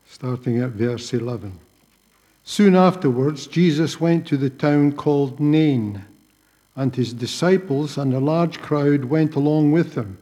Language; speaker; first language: English; native; English